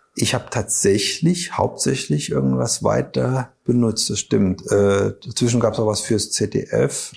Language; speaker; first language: German; native; German